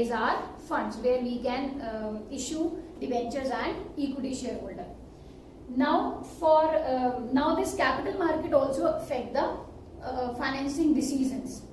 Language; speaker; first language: English; non-native, local second language; Hindi